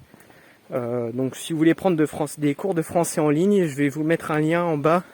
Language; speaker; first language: French; native; French